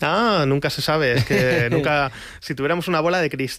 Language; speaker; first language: Spanish; native; Spanish